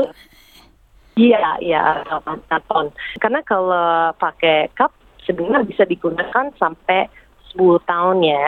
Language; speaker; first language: Indonesian; early bilingual, heritage; English